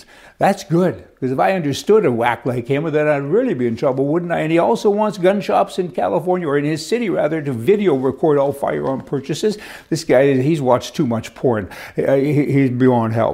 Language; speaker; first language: English; native; English